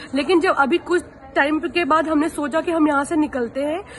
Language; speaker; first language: Hindi; native; Hindi